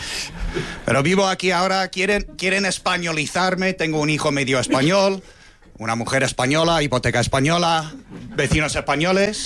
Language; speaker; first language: Spanish; non-native, fluent; English